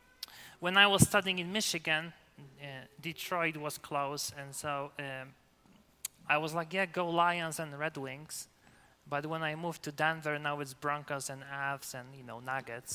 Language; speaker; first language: English; non-native, fluent; Polish